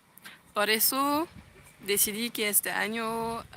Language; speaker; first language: Spanish; non-native, fluent; French